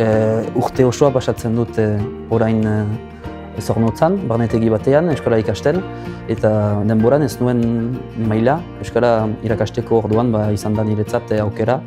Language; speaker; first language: Basque; non-native, local second language; French